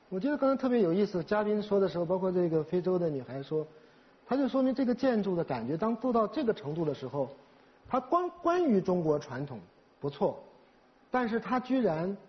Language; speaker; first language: Chinese; native; Chinese